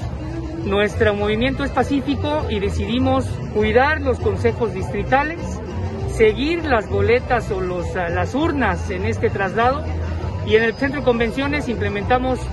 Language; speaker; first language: Spanish; native; Spanish